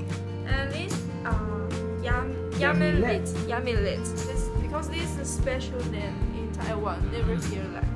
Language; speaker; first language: English; non-native, learner; Chinese